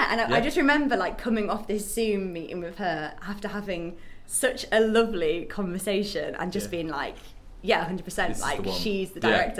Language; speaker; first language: English; native; English